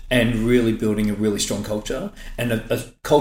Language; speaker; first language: English; native; English